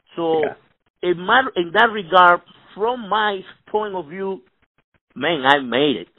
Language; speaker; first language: English; non-native, fluent; Spanish